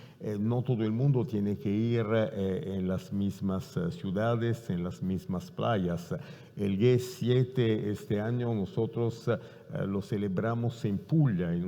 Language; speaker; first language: Spanish; non-native, fluent; Italian